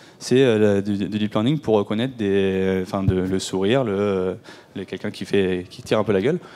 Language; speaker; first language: French; native; French